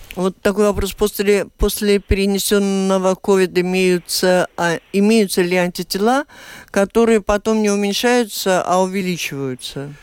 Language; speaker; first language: Russian; native; Russian